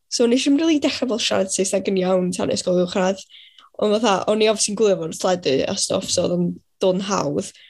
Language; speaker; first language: Welsh; native; Welsh